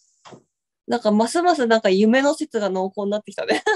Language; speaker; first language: Japanese; native; Japanese